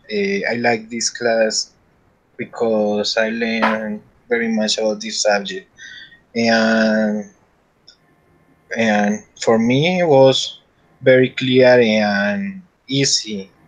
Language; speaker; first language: English; non-native, learner; Spanish